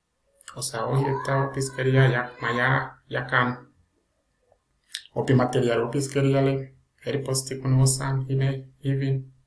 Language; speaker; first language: Finnish; non-native, learner; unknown